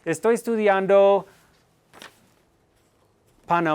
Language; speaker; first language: Spanish; non-native, fluent; English